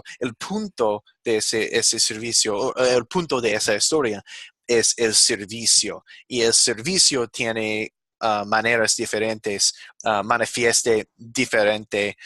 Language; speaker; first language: Spanish; non-native, fluent; English